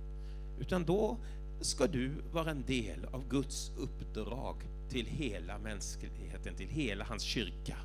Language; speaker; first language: Swedish; native; Swedish